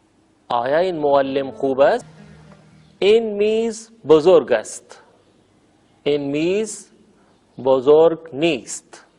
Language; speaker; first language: Persian; non-native, fluent; Urdu